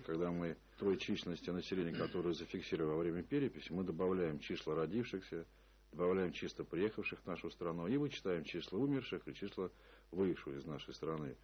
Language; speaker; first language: Russian; native; Russian